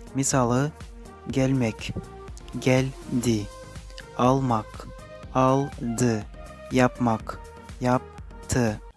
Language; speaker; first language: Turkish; non-native, fluent; Kyrgyz